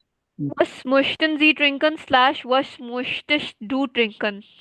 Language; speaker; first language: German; non-native, learner; Hindi